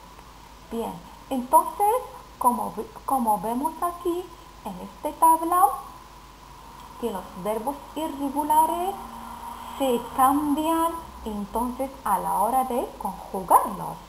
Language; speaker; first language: Spanish; non-native, fluent; Arabic